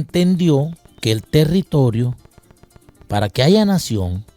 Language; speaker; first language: Spanish; native; Spanish